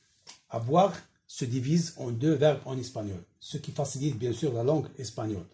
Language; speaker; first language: French; non-native, local second language; Arabic